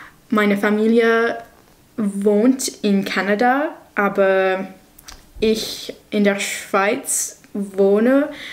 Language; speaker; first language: German; non-native, learner; English